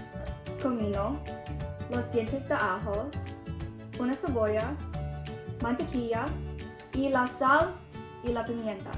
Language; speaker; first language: Spanish; non-native, learner; English